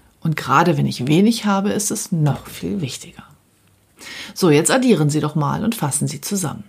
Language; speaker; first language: German; native; German